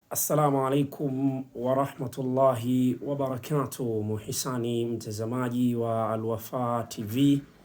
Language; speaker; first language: Swahili; native; Swahili